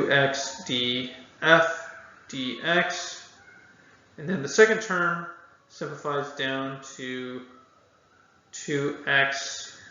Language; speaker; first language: English; native; English